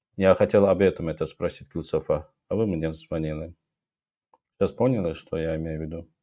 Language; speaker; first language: Russian; non-native, local second language; Azerbaijani